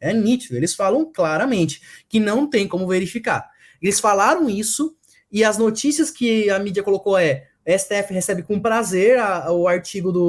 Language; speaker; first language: Portuguese; native; Portuguese